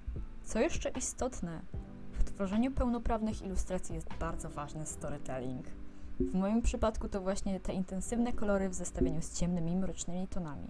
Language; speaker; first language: Polish; native; Polish